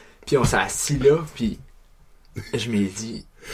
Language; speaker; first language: French; native; French